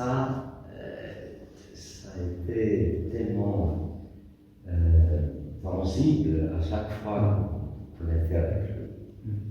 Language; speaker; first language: French; non-native, fluent; Greek